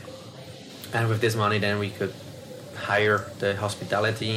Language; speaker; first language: English; non-native, fluent; French